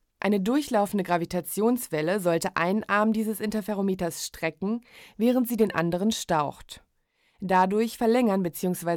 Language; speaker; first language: German; native; German